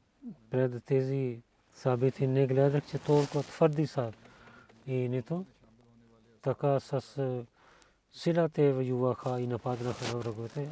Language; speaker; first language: Bulgarian; non-native, learner; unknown